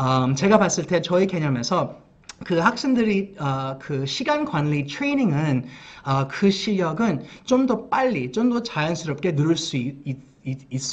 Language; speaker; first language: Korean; early bilingual, heritage; English